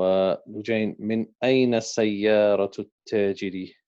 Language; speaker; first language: Arabic; non-native, fluent; English